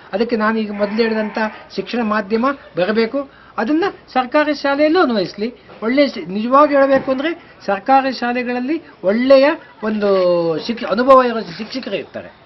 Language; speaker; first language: Kannada; native; Kannada